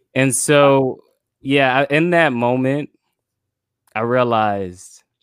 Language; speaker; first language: English; native; English